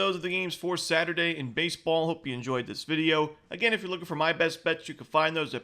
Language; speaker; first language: English; native; English